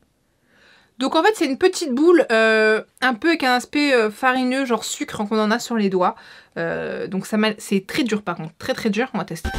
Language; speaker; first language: French; native; French